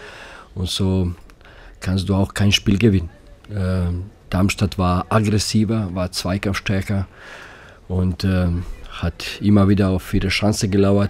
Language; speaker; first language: German; non-native, fluent; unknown